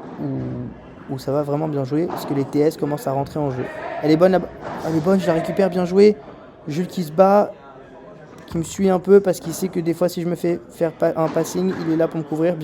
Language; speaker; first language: French; native; French